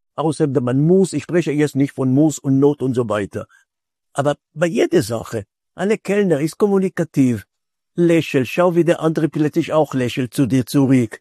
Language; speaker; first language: German; non-native, fluent; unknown